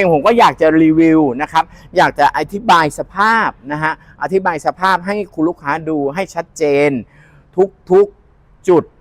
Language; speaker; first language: Thai; native; Thai